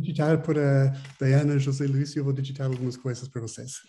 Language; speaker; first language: Portuguese; non-native, fluent; English